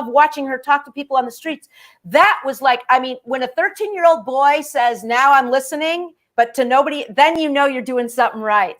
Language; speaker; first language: English; native; English